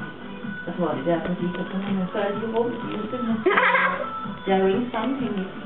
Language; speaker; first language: Danish; native; Danish